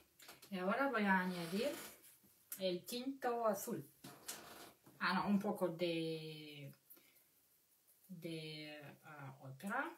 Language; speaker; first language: Spanish; non-native, fluent; Russian